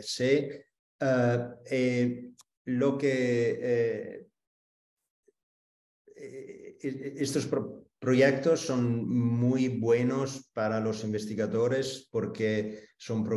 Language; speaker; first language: Spanish; non-native, fluent; Italian